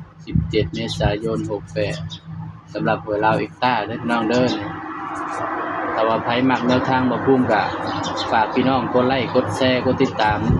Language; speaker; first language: Thai; non-native, local second language; Northeastern Thai